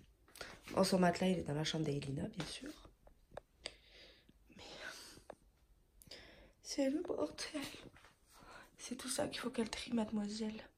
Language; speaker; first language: French; native; French